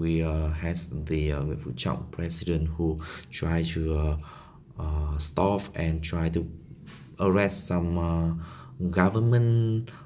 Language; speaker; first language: English; non-native, learner; Vietnamese